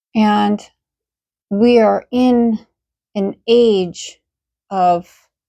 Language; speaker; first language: English; native; English